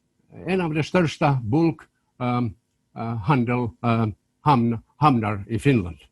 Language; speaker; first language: Swedish; non-native, local second language; Finnish